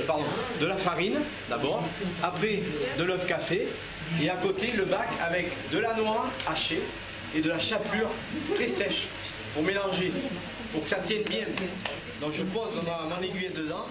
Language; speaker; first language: French; native; French